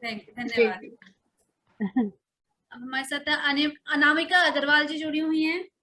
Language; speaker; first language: Hindi; native; Hindi